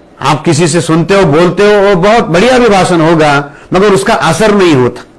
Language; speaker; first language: Hindi; non-native, local second language; Marathi